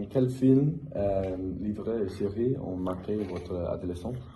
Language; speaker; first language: French; non-native, fluent; English